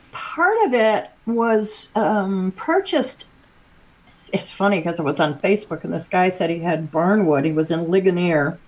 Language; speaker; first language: English; native; English